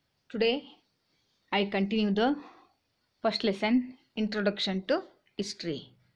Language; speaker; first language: English; non-native, local second language; Kannada